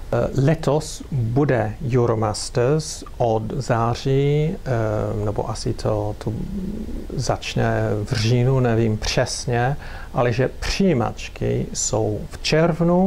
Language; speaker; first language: Czech; non-native, fluent; English